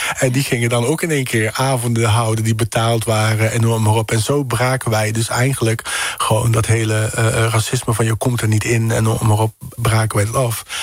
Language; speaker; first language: Dutch; early bilingual, other home language; Papiamento